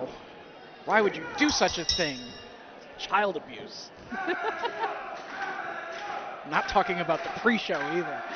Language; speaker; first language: English; native; English